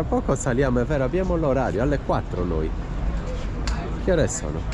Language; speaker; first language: Italian; native; Italian